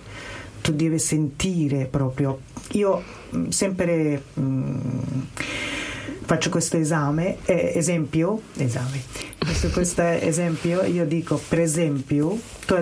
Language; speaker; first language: Italian; non-native, learner; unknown